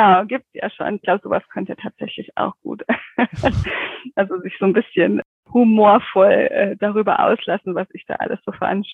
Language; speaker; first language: German; native; German